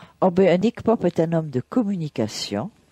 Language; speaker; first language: French; native; French